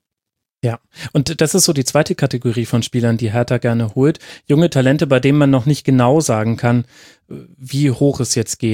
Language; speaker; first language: German; native; German